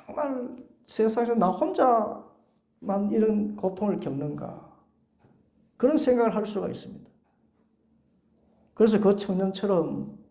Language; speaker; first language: Korean; native; Korean